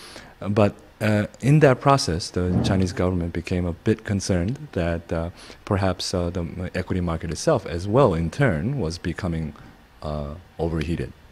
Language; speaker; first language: English; non-native, fluent; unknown